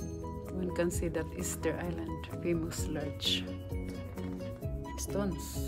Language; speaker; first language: English; non-native, learner; Filipino